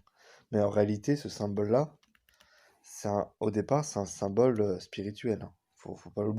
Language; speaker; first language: French; native; French